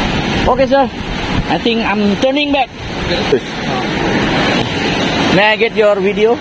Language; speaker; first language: English; non-native, learner; Indonesian